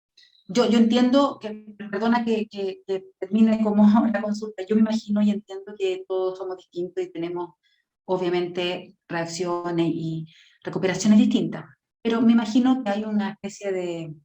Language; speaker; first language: Spanish; native; Spanish